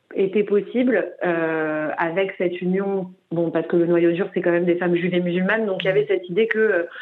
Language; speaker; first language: French; native; French